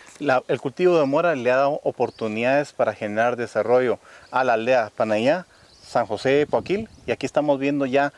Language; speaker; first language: Spanish; native; Spanish